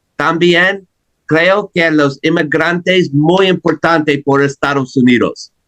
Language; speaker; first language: Spanish; non-native, learner; English